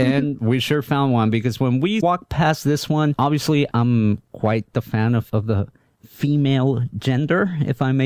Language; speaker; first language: English; native; English